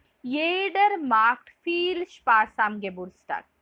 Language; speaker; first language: German; non-native, fluent; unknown